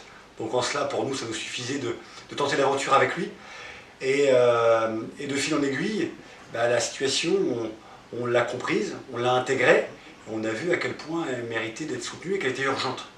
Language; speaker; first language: French; native; French